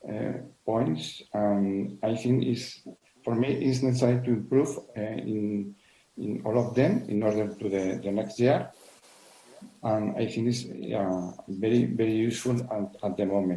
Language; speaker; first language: English; non-native, learner; Spanish